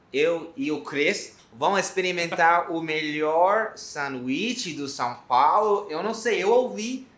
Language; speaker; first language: Portuguese; non-native, fluent; English